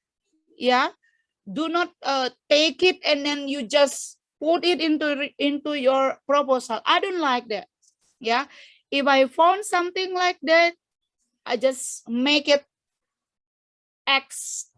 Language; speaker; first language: English; non-native, fluent; Indonesian